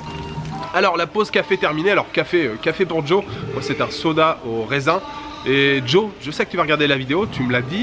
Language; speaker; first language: French; native; French